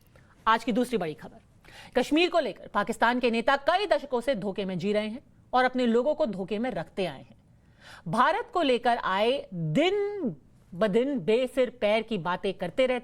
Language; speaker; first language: Hindi; native; Hindi